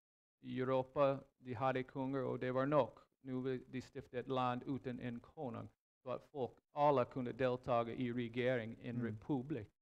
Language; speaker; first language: Swedish; non-native, fluent; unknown